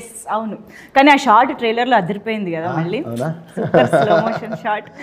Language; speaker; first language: Telugu; native; Telugu